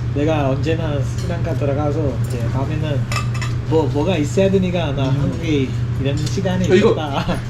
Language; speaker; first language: Korean; non-native, fluent; Sinhala